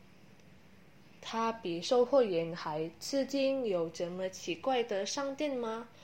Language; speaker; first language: Chinese; non-native, learner; Indonesian